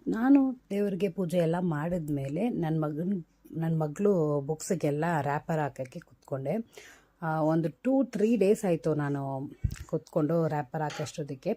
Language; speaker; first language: Kannada; non-native, local second language; Tamil